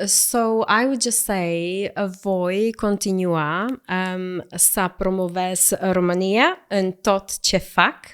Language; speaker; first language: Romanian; non-native, learner; English